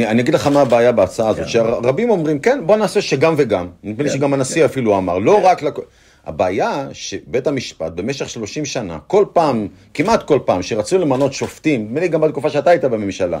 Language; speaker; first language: Hebrew; native; Hebrew